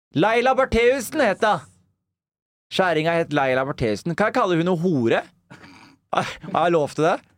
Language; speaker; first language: Norwegian; early bilingual, other home language; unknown